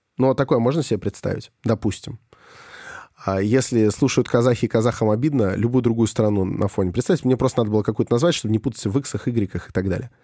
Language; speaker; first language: Russian; native; Russian